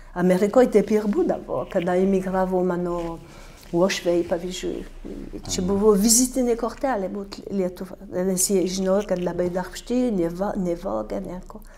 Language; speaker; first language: Lithuanian; early bilingual, heritage; French